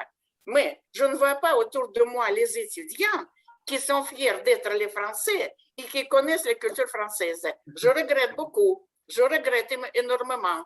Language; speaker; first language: French; non-native, fluent; Russian